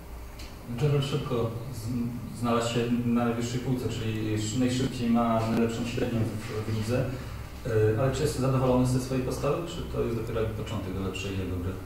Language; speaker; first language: Polish; native; Polish